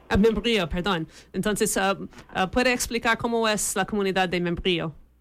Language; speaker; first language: Spanish; non-native, fluent; English